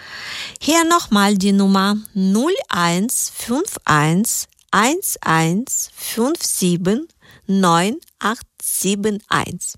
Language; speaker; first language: German; native; German